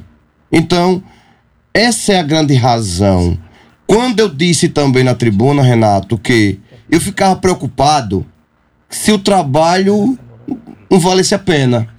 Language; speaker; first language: Portuguese; native; Portuguese